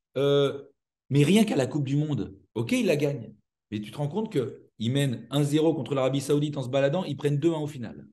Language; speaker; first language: French; native; French